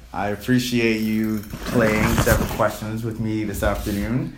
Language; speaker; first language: English; native; English